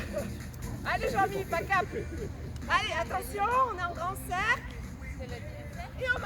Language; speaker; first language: French; native; French